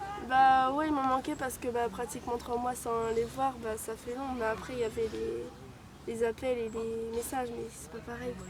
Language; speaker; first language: French; native; French